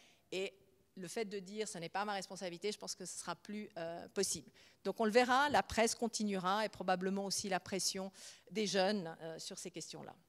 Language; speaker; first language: French; native; French